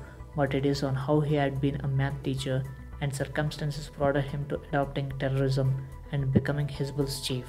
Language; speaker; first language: English; non-native, local second language; Telugu